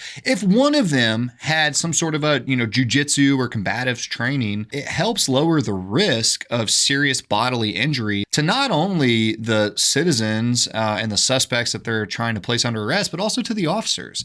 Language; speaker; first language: English; native; English